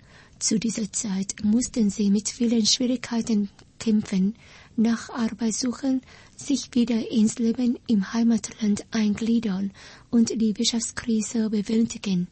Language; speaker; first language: German; non-native, fluent; Vietnamese